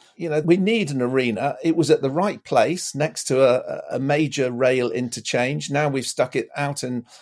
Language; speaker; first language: English; native; English